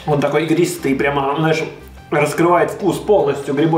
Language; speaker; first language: Russian; native; Russian